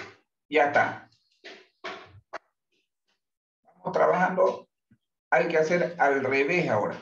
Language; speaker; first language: Spanish; native; Spanish